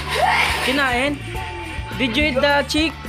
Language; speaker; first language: English; non-native, local second language; Filipino